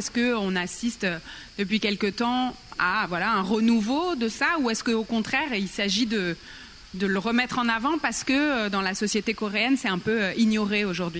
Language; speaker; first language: French; native; French